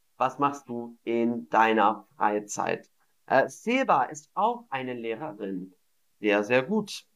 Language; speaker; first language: German; non-native, fluent; English